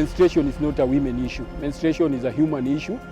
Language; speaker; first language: English; non-native, local second language; Swahili